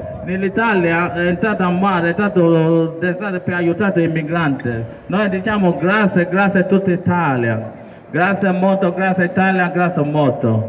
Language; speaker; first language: Italian; non-native, learner; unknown